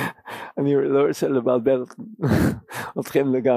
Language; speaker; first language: Hebrew; non-native, fluent; English